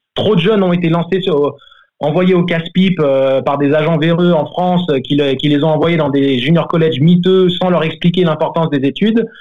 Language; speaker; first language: French; native; French